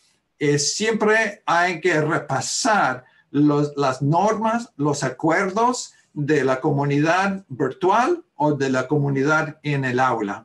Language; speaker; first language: Spanish; early bilingual, heritage; Spanish